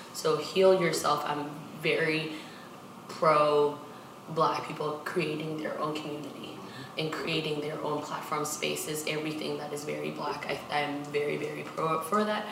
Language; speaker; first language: English; non-native, local second language; Tigrinya